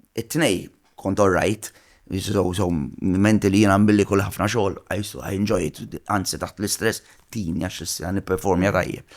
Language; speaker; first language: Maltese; native; Maltese